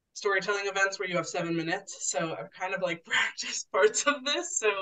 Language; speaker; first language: English; native; English